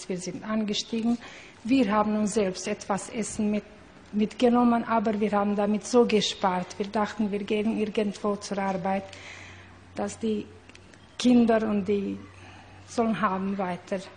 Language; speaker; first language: German; non-native, learner; Hungarian